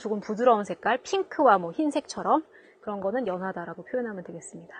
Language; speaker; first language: Korean; native; Korean